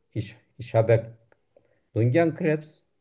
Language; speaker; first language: German; non-native, learner; Turkish